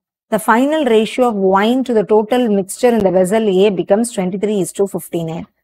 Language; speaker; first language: English; non-native, local second language; Tamil